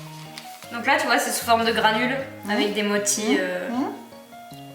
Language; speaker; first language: French; native; French